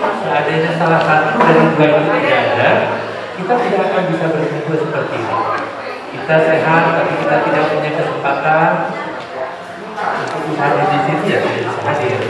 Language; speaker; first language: Indonesian; non-native, local second language; Sundanese